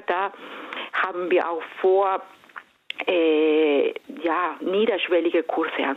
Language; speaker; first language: German; non-native, fluent; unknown